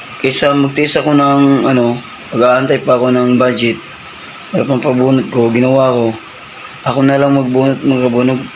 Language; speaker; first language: Filipino; non-native, local second language; Cebuano